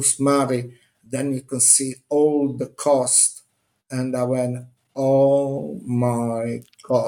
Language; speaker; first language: English; non-native, fluent; Italian